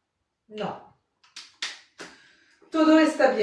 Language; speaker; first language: Spanish; non-native, learner; French